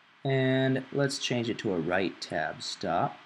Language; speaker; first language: English; native; English